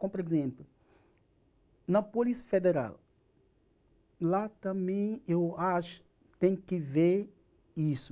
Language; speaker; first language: Portuguese; non-native, learner; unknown